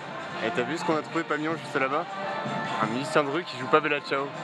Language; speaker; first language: French; native; French